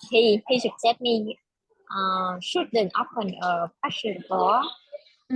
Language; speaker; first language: English; non-native, learner; Vietnamese